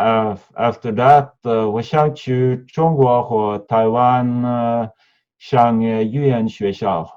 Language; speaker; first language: Chinese; non-native, learner; Norwegian